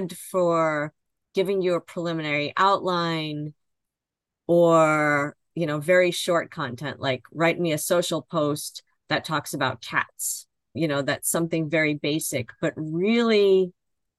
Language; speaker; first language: English; native; English